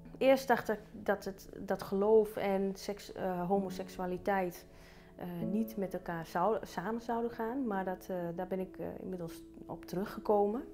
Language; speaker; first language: Dutch; early bilingual, other home language; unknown